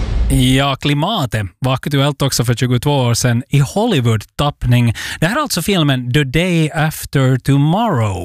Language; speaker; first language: Swedish; native; Swedish